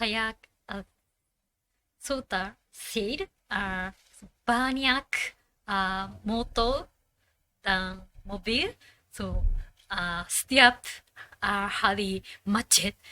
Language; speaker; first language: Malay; non-native, learner; Japanese